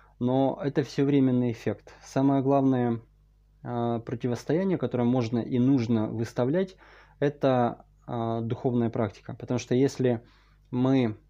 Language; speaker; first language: Russian; native; Russian